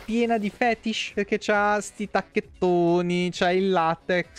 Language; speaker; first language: Italian; native; Italian